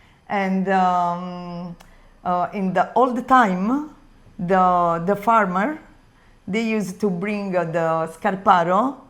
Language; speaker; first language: English; non-native, learner; Italian